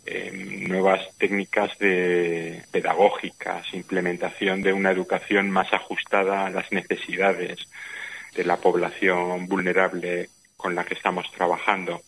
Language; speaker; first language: Spanish; native; Spanish